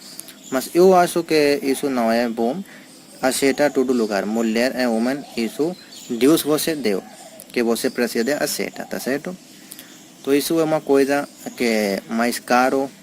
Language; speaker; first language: Portuguese; non-native, learner; Hindi